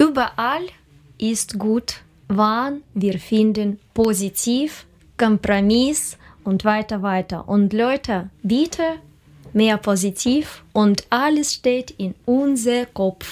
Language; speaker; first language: German; non-native, learner; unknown